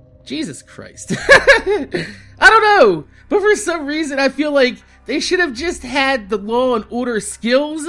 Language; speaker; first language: English; native; English